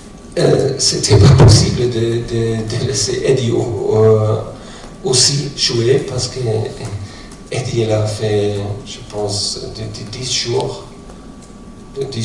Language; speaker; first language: French; non-native, fluent; German